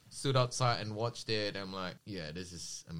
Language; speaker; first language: English; non-native, local second language; Malay